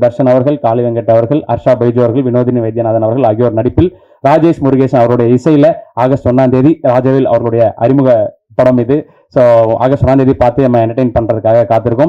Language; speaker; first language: Tamil; native; Tamil